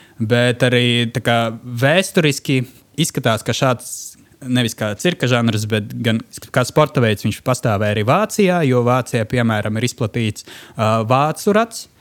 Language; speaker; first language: Latvian; non-native, local second language; Russian